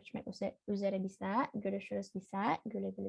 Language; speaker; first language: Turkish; non-native, learner; Indonesian